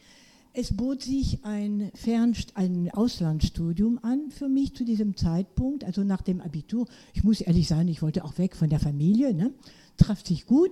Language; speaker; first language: German; non-native, fluent; French